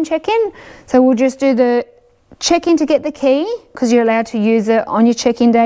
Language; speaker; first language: English; native; English